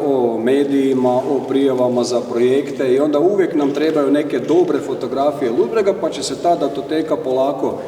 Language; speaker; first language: Croatian; native; Croatian